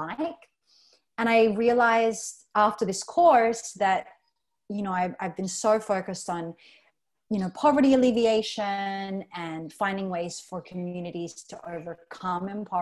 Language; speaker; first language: English; native; English